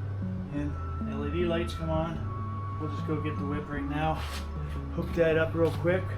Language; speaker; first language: English; native; English